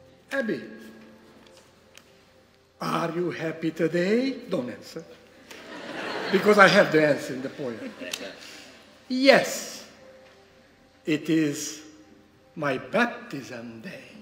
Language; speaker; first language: English; non-native, learner; Romanian